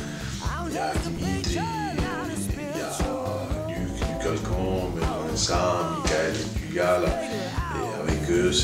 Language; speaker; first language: French; non-native, fluent; Italian